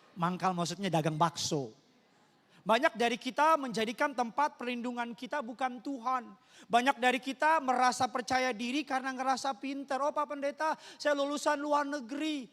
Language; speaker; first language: Indonesian; native; Indonesian